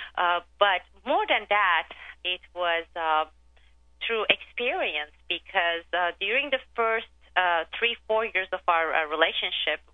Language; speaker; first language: English; non-native, fluent; Turkish